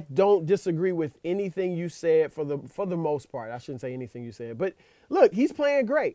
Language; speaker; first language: English; native; English